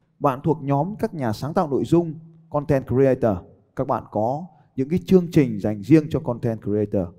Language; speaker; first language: Vietnamese; native; Vietnamese